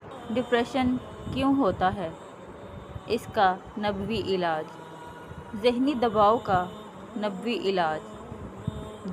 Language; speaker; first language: Urdu; native; Urdu